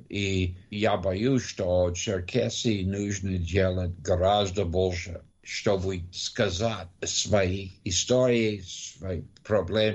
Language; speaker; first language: Russian; non-native, learner; English